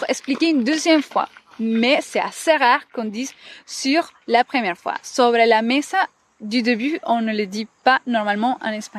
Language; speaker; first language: French; non-native, fluent; Spanish